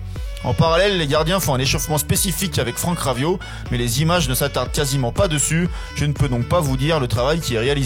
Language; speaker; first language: French; native; French